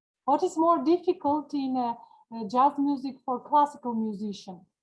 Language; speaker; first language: English; non-native, learner; Georgian